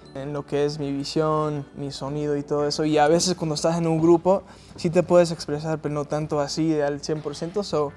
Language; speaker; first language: Spanish; non-native, fluent; English